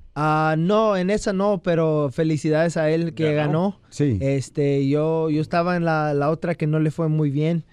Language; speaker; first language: Spanish; early bilingual, heritage; Spanish